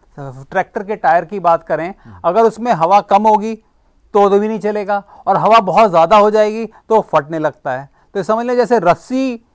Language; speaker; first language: Hindi; native; Hindi